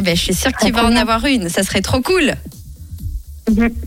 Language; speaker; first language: French; native; French